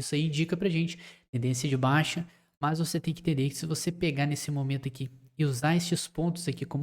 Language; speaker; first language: Portuguese; native; Portuguese